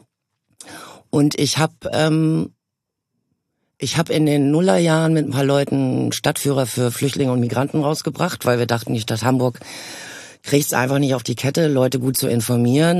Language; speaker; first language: German; native; German